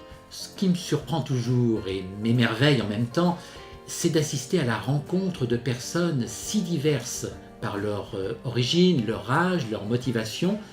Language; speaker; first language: French; native; French